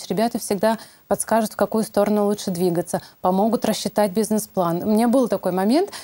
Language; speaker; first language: Russian; native; Russian